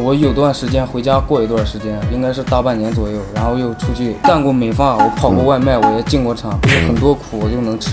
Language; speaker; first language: Chinese; native; Chinese